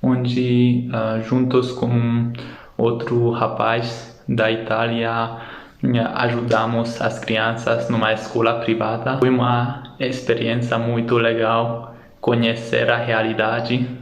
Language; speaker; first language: Portuguese; non-native, learner; Hungarian